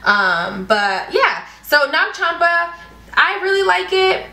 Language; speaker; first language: English; native; English